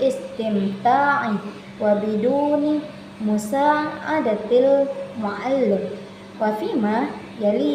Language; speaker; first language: Arabic; non-native, learner; Indonesian